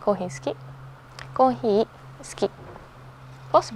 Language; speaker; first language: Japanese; early bilingual, heritage; Japanese